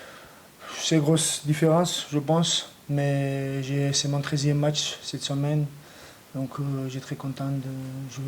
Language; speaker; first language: French; non-native, learner; Georgian